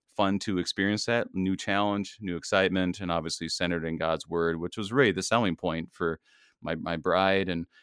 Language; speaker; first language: English; native; English